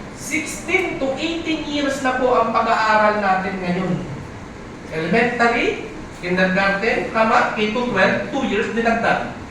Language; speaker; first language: Filipino; non-native, local second language; Bikol